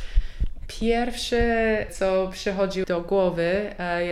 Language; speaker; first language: Polish; non-native, learner; English